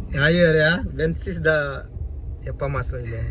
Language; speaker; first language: Turkish; non-native, learner; Indonesian